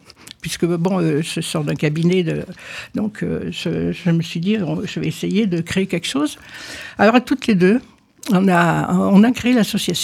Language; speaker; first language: French; native; French